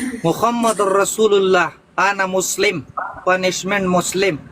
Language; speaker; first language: Arabic; non-native, learner; Pashto